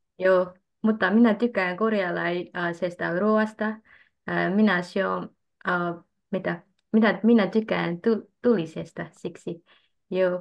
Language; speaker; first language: Finnish; non-native, learner; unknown